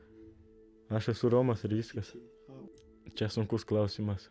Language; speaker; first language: Lithuanian; non-native, local second language; Romany